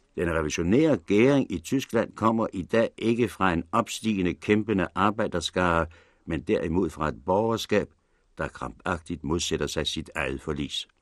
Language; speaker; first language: Danish; native; Danish